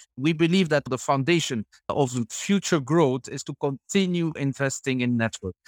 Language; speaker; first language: English; non-native, fluent; Dutch